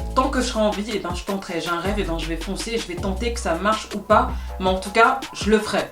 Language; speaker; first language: French; native; French